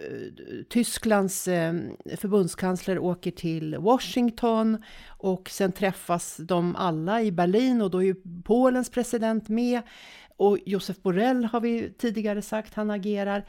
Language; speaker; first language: Swedish; native; Swedish